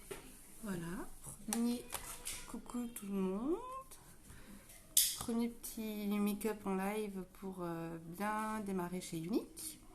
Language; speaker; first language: French; native; French